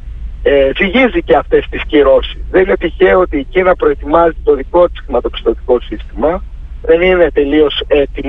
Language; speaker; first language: Greek; native; Greek